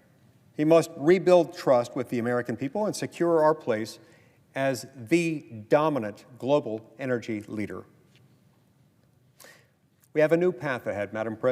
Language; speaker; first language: English; native; English